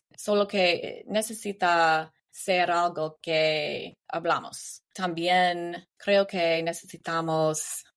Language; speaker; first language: Spanish; non-native, learner; English